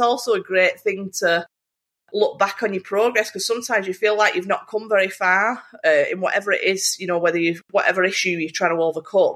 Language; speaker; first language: English; native; English